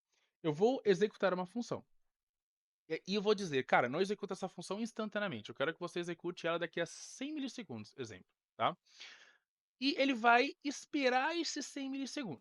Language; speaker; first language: Portuguese; native; Portuguese